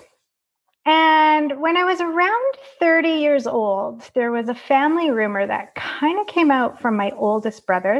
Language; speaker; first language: English; native; English